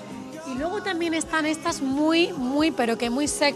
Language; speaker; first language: Spanish; native; Spanish